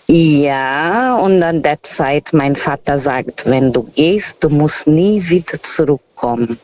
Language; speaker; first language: German; non-native, fluent; Portuguese